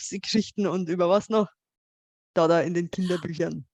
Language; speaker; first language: German; non-native, fluent; Bulgarian